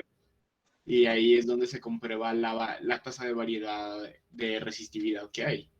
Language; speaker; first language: Spanish; native; Spanish